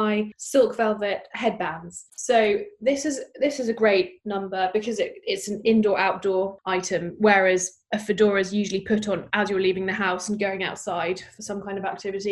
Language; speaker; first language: English; native; English